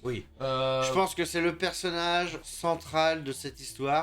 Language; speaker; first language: French; native; French